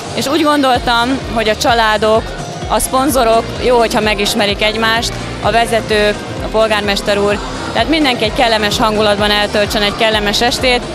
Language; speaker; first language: Hungarian; native; Hungarian